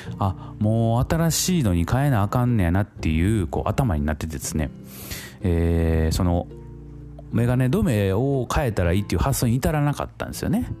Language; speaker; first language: Japanese; native; Japanese